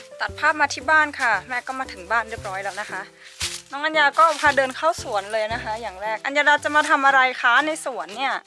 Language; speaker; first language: Thai; native; Thai